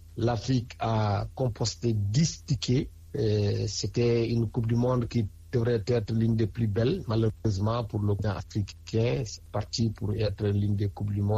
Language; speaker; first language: French; non-native, local second language; Wolof